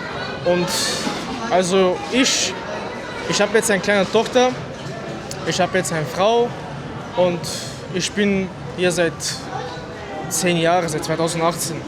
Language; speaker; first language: German; non-native, fluent; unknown